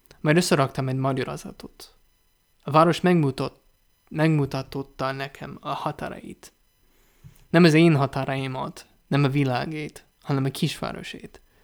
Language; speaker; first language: Hungarian; non-native, learner; English